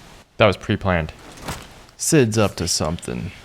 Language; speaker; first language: English; native; English